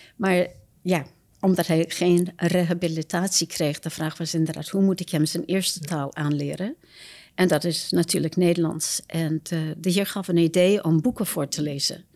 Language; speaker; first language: Dutch; non-native, fluent; English